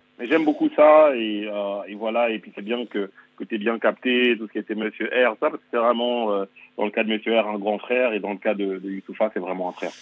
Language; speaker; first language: French; native; French